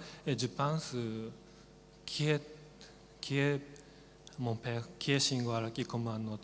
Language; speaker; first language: French; non-native, learner; Japanese